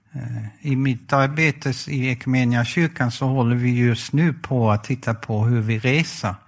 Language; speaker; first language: Swedish; non-native, fluent; Dutch